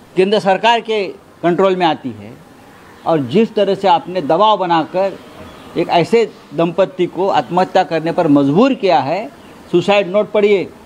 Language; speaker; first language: Hindi; non-native, local second language; Marathi